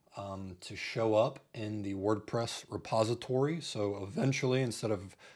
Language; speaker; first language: English; native; English